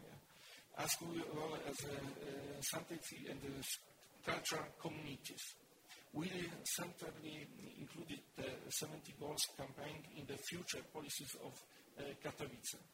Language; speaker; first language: English; non-native, learner; Polish